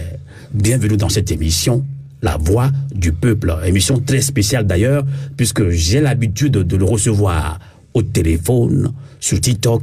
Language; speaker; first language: French; non-native, local second language; Ewe